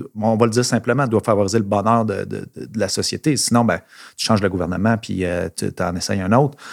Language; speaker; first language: French; native; French